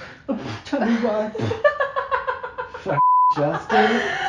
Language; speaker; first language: English; native; English